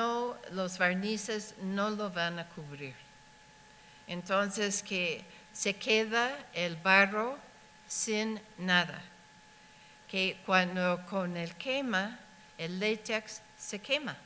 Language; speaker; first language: Spanish; non-native, fluent; English